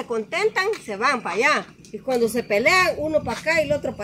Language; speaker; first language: Spanish; native; Spanish